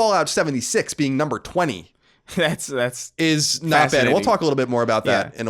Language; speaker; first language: English; native; English